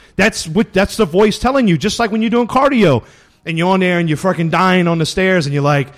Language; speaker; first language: English; native; English